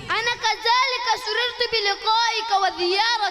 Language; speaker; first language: Arabic; non-native, learner; Urdu